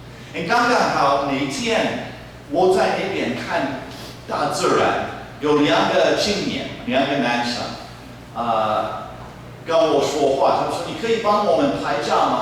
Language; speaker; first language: Chinese; non-native, fluent; English